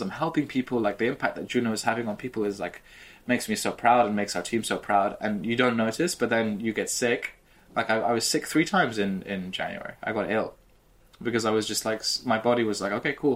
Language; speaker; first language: English; native; English